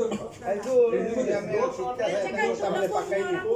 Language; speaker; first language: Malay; non-native, learner; Bangla